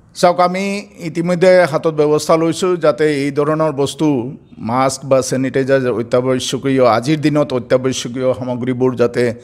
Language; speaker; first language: Assamese; non-native, local second language; Bangla